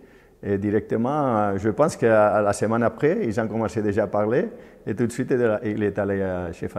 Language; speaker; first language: French; non-native, fluent; Spanish